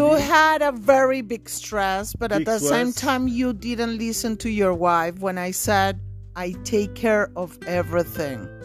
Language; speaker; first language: English; non-native, fluent; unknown